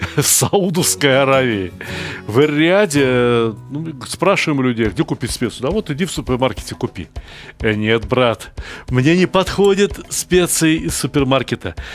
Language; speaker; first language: Russian; native; Russian